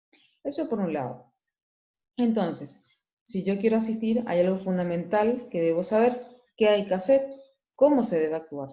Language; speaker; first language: Spanish; native; Spanish